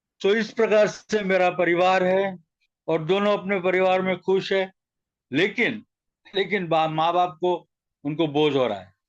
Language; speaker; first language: Hindi; non-native, local second language; Marathi